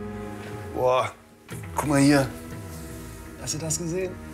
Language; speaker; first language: German; native; German